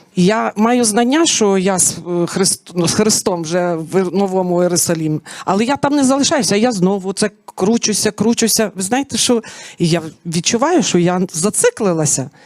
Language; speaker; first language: Ukrainian; non-native, local second language; Russian